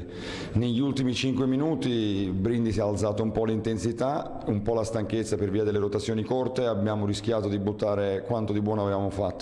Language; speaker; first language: Italian; native; Italian